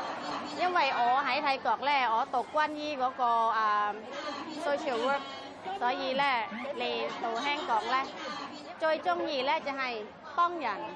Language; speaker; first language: Cantonese; non-native, fluent; Thai